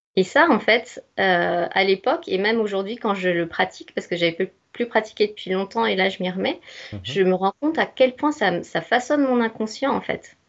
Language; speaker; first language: French; native; French